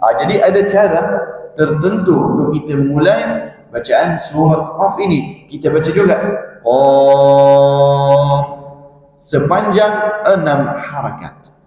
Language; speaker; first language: Malay; non-native, fluent; Arabic